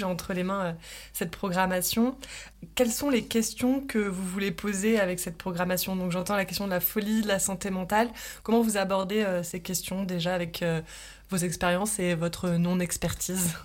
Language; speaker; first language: French; native; French